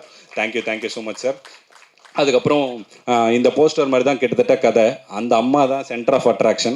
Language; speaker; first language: Tamil; native; Tamil